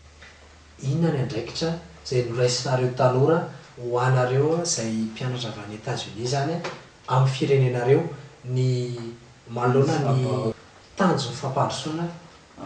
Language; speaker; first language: Malagasy; native; Malagasy